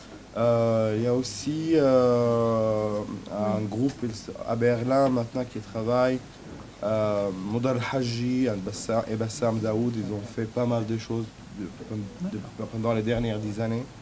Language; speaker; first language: French; non-native, fluent; Arabic